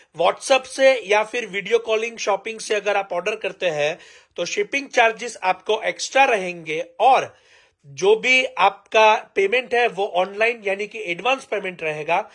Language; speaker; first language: Hindi; non-native, local second language; Gujarati